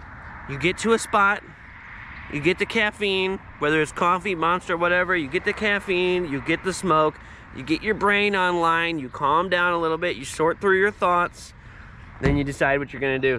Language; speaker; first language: English; native; English